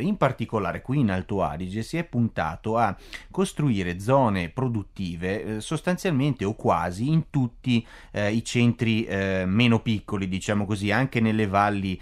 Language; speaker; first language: Italian; native; Italian